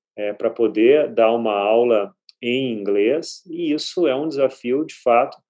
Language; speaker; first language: Portuguese; native; Portuguese